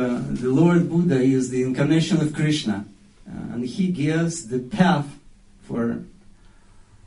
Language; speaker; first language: English; non-native, fluent; Russian